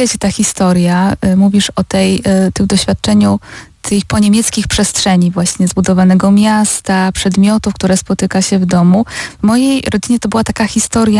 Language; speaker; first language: Polish; native; Polish